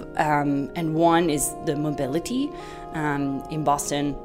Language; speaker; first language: English; non-native, fluent; Italian